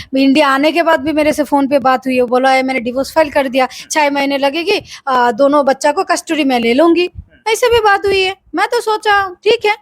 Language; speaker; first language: Hindi; non-native, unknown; Bangla